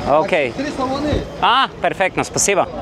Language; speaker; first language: Russian; non-native, learner; Bulgarian